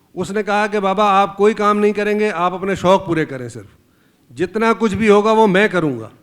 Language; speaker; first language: Urdu; native; Urdu